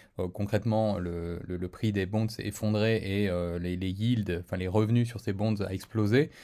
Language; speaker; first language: French; native; French